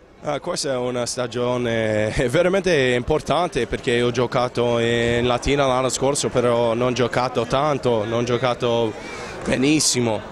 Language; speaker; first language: Italian; non-native, learner; Spanish